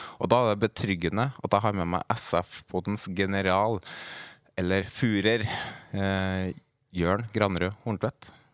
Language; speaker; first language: Norwegian; native; Norwegian